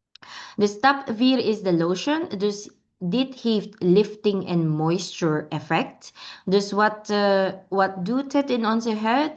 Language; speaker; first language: Dutch; non-native, learner; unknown